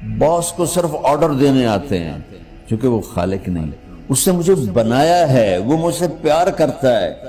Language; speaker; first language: Urdu; non-native, local second language; Punjabi